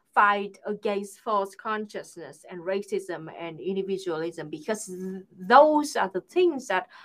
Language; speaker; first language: English; non-native, fluent; Vietnamese